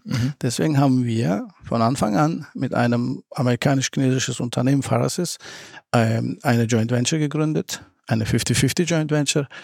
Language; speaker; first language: German; early bilingual, other home language; Turkish